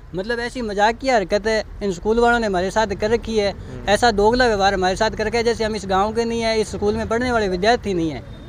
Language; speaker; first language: Hindi; native; Hindi